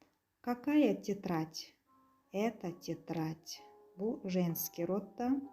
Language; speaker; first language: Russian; non-native, local second language; Kazakh